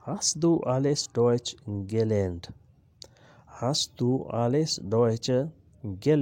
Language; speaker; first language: German; non-native, learner; Urdu